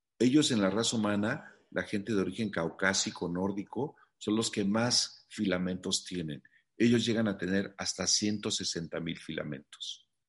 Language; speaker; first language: Spanish; native; Spanish